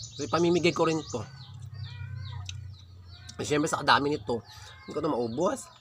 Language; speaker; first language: Filipino; non-native, local second language; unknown